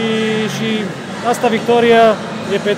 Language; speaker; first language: Romanian; non-native, fluent; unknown